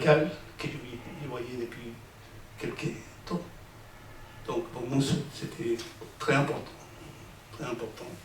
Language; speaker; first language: French; non-native, fluent; Spanish